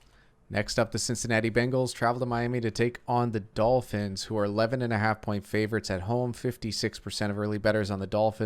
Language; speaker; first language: English; native; English